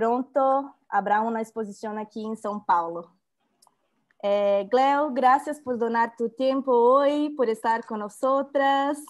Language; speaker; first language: Spanish; non-native, learner; Portuguese